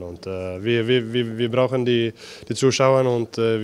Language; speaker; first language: German; non-native, fluent; Norwegian